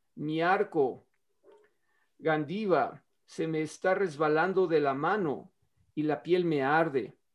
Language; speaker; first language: Spanish; native; Spanish